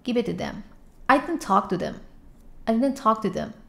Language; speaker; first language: English; non-native, fluent; Persian